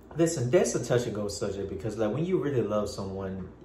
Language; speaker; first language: English; native; English